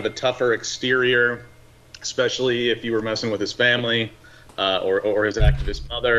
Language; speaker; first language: English; native; English